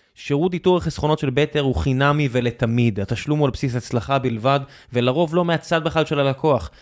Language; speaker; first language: Hebrew; native; Hebrew